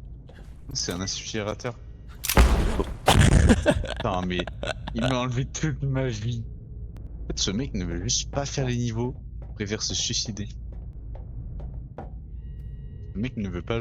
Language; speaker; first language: French; native; French